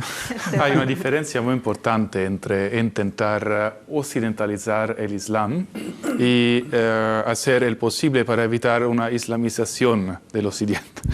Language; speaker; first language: Spanish; non-native, fluent; Italian